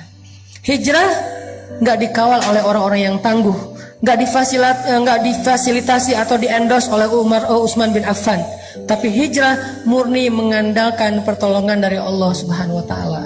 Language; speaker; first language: Indonesian; native; Indonesian